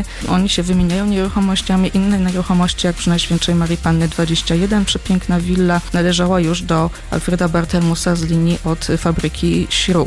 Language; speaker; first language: Polish; native; Polish